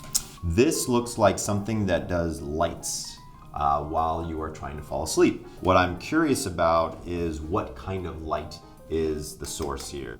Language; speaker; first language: English; native; English